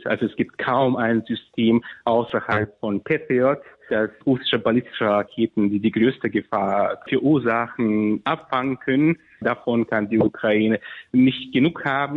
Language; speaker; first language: German; non-native, fluent; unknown